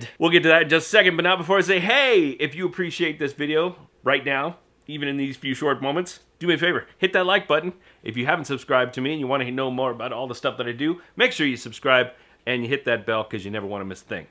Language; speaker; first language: English; native; English